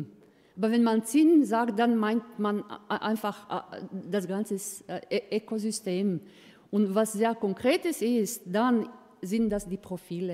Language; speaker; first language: German; non-native, fluent; Croatian